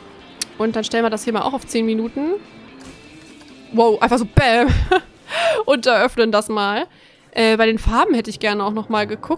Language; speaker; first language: German; native; German